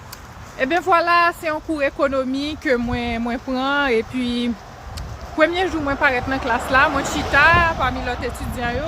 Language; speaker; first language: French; non-native, learner; Haitian Creole